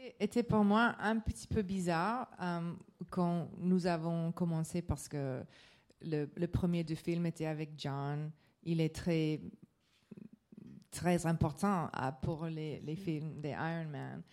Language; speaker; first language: French; non-native, learner; English